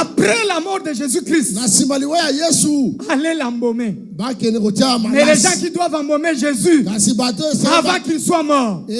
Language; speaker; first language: French; non-native, local second language; Lingala